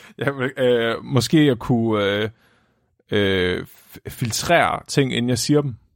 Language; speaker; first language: Danish; native; Danish